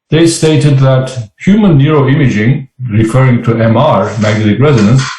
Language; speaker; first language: English; non-native, fluent; Turkish